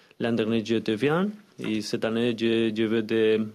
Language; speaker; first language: French; non-native, learner; Spanish